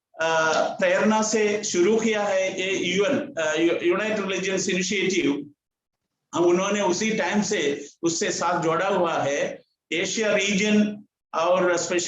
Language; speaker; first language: Hindi; non-native, local second language; Malayalam